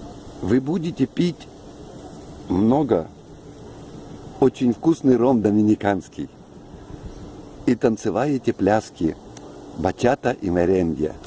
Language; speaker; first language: Russian; non-native, learner; Spanish